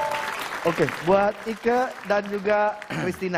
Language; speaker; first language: Indonesian; native; Indonesian